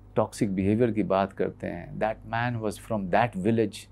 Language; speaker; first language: Hindi; native; Hindi